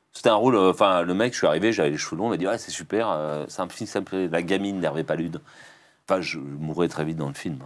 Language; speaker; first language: French; native; French